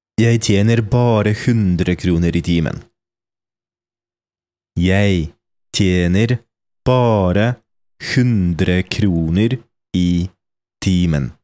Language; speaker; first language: Norwegian; non-native, fluent; Polish